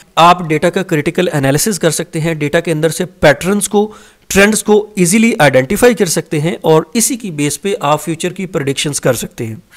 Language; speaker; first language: Hindi; native; Hindi